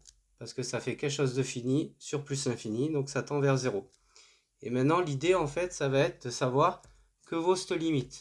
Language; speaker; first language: French; native; French